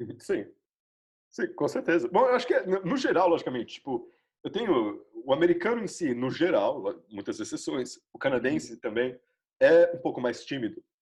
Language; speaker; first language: Portuguese; native; Portuguese